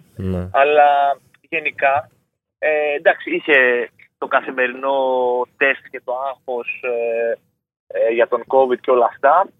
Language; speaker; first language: Greek; native; Greek